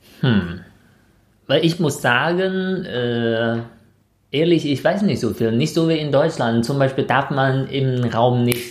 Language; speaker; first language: German; non-native, fluent; Chinese